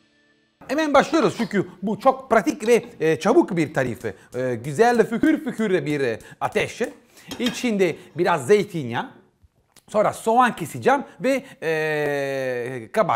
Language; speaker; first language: Turkish; non-native, fluent; Italian